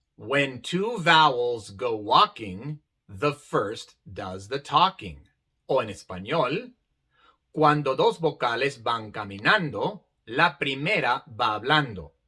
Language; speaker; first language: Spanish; non-native, fluent; English